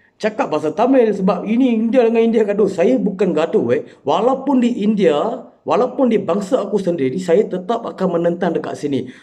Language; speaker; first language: Malay; non-native, local second language; Tamil